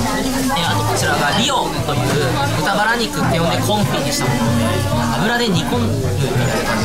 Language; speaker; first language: Japanese; native; Japanese